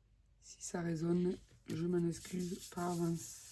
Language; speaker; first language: French; native; French